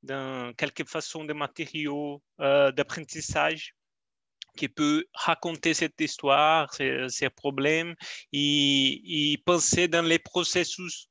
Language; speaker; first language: French; non-native, learner; Portuguese